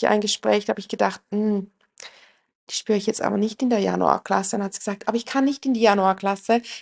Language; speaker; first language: German; native; German